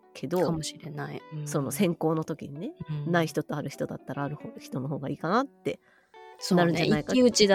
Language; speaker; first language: Japanese; native; Japanese